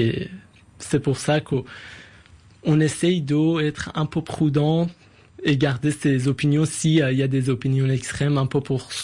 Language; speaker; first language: French; non-native, fluent; Persian